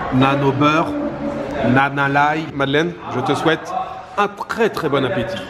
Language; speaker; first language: French; native; French